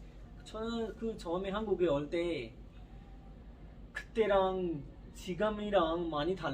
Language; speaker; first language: Korean; non-native, learner; Urdu